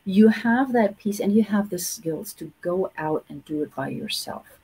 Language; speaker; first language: English; non-native, fluent; German